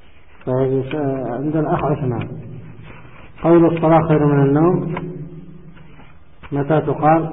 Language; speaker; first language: Arabic; native; Arabic